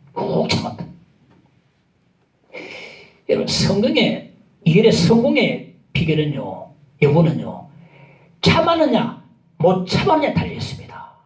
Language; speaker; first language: Korean; native; Korean